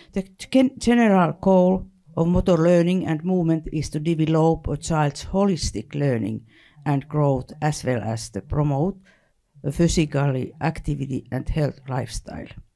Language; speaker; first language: English; non-native, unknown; Finnish